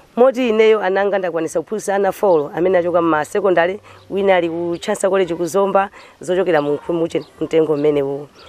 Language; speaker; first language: Nyanja; native; Nyanja